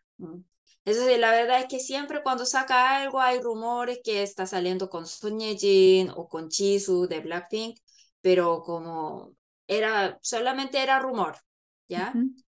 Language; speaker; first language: Spanish; non-native, fluent; Korean